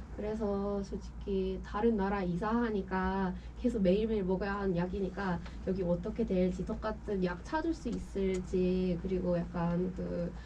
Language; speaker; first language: Korean; non-native, fluent; Persian